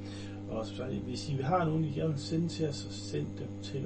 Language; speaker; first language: Danish; native; Danish